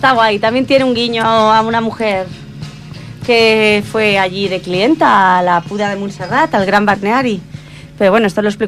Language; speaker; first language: Spanish; native; Spanish